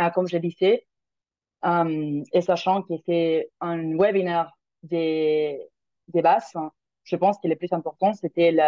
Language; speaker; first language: French; non-native, fluent; Spanish